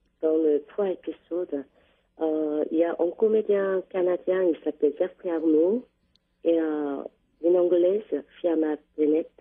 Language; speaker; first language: French; non-native, learner; Korean